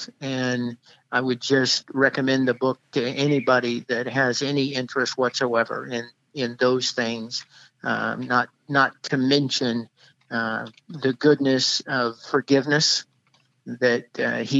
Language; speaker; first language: English; native; English